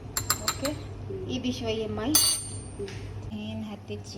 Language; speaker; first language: Arabic; non-native, learner; Urdu